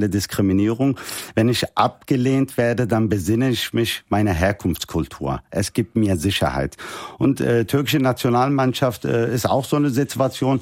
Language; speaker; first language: German; early bilingual, other home language; Turkish